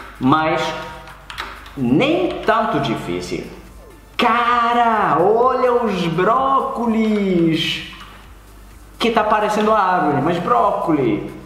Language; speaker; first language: Portuguese; non-native, learner; English